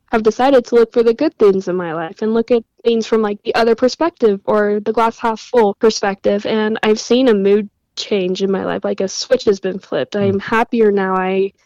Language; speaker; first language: English; native; English